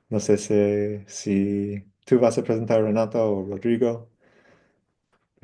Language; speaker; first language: Spanish; non-native, fluent; English